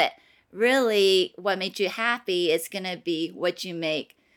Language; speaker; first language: English; non-native, fluent; Chinese